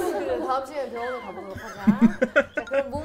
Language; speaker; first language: Korean; native; Korean